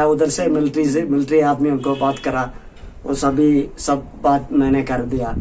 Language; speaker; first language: Hindi; non-native, local second language; Malayalam